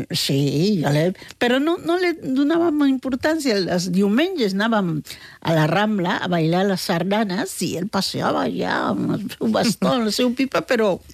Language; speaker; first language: Catalan; early bilingual, other home language; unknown